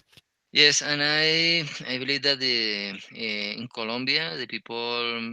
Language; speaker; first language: English; non-native, learner; Spanish